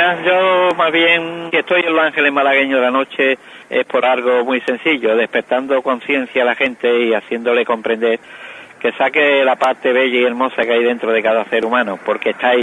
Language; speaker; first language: Spanish; native; Spanish